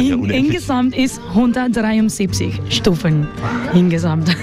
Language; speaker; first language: German; non-native, learner; Spanish